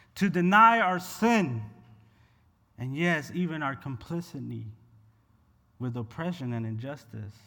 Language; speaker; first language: English; non-native, fluent; Spanish